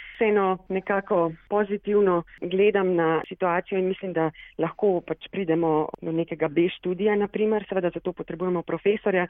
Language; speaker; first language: Slovenian; native; Slovenian